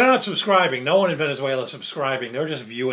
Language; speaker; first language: English; native; English